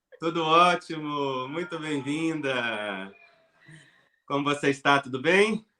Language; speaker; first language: Portuguese; native; Portuguese